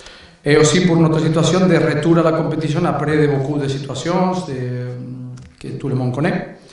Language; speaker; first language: French; non-native, learner; Spanish